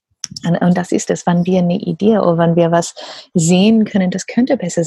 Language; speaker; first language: German; non-native, learner; English